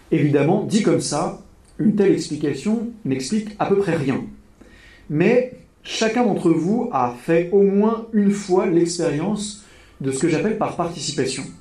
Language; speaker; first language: French; native; French